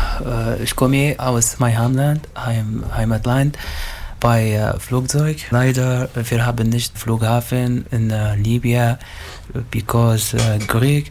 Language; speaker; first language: German; non-native, learner; Arabic